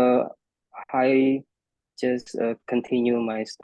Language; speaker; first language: English; non-native, fluent; Indonesian